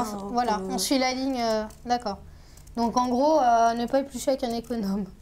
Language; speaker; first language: French; native; French